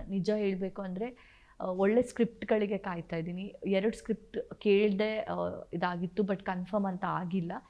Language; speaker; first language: Kannada; non-native, local second language; Tulu